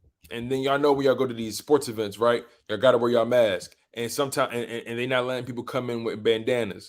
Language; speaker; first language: English; native; English